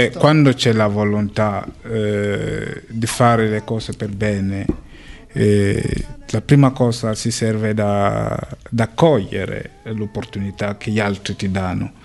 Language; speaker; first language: Italian; non-native, fluent; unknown